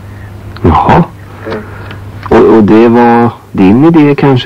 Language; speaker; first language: Swedish; native; Swedish